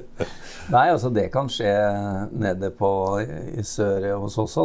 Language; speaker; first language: Norwegian; native; Norwegian